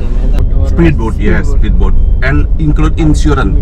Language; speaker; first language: English; non-native, learner; Indonesian